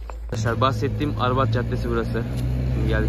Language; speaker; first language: Turkish; native; Turkish